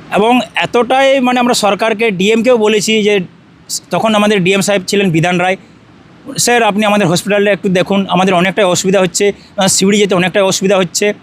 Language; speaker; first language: Bangla; non-native, local second language; Santali